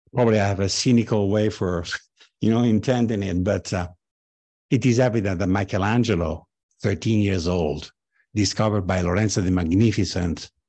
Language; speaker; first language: English; non-native, fluent; Italian